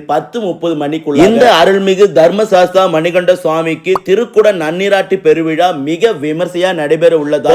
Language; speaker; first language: Tamil; native; Tamil